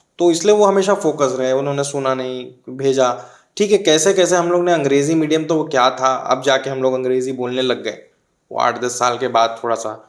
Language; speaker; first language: Hindi; native; Hindi